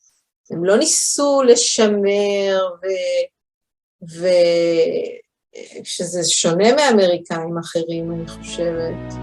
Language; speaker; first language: Hebrew; early bilingual, other home language; English